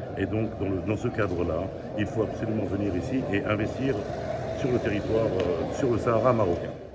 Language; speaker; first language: French; native; French